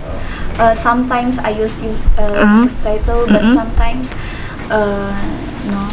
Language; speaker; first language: English; non-native, learner; Indonesian